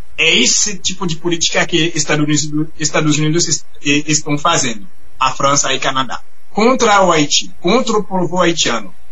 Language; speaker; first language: Portuguese; non-native, fluent; Haitian Creole